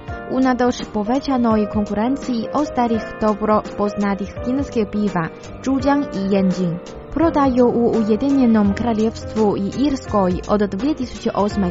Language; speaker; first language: Croatian; non-native, fluent; Chinese